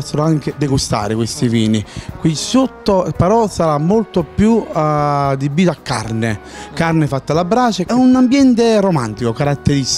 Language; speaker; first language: Italian; native; Italian